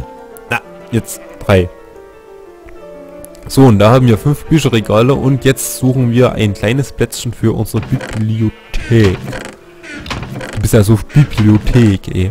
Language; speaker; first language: German; native; German